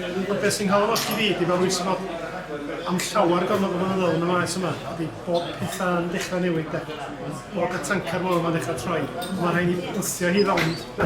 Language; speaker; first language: Welsh; native; Welsh